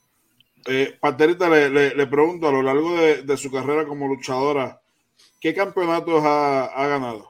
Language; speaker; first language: Spanish; native; Spanish